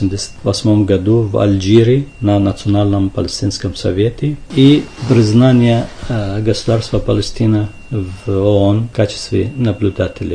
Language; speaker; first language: Russian; non-native, fluent; Arabic